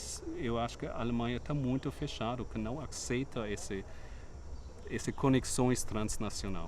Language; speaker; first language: Portuguese; non-native, fluent; German